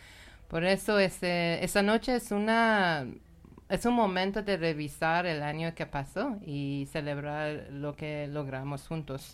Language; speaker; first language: Spanish; non-native, learner; Persian